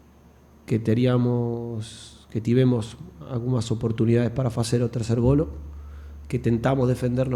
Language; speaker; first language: Portuguese; non-native, fluent; Spanish